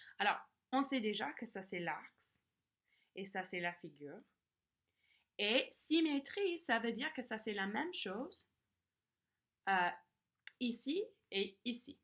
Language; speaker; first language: French; non-native, fluent; English